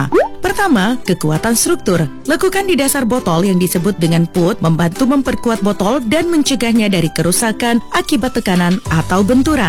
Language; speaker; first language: Indonesian; native; Indonesian